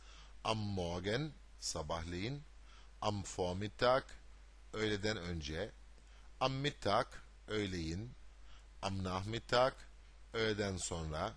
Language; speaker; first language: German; non-native, fluent; Turkish